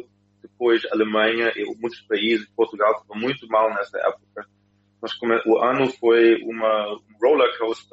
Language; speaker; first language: Portuguese; non-native, fluent; German